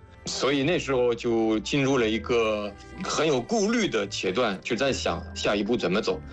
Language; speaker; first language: Chinese; non-native, fluent; French